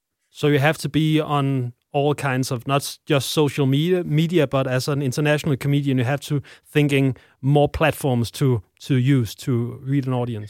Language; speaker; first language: English; non-native, fluent; Danish